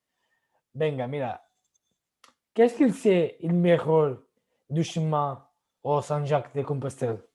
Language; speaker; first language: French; non-native, learner; Spanish